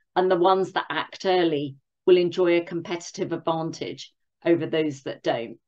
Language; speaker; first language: English; native; English